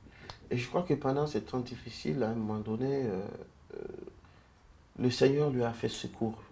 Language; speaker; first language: French; non-native, local second language; Lingala